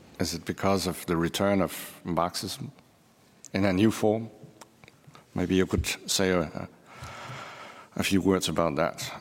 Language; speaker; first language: English; non-native, fluent; Danish